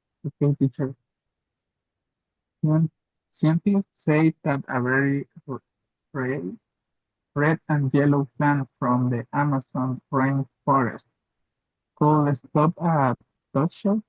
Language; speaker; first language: English; non-native, learner; Spanish